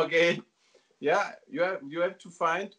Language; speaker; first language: English; non-native, learner; Italian